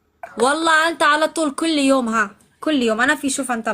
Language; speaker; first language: Arabic; non-native, learner; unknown